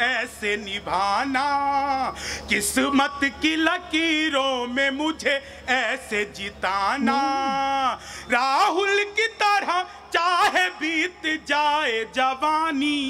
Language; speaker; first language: Hindi; native; Hindi